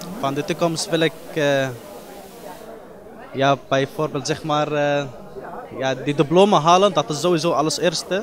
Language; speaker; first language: Dutch; non-native, learner; Arabic